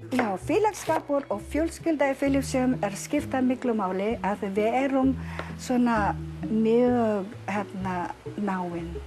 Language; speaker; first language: Icelandic; non-native, learner; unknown